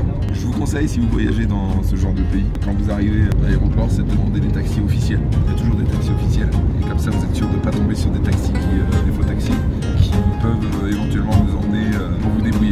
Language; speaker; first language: French; native; French